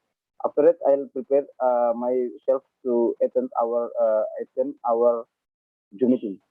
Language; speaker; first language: English; non-native, learner; Indonesian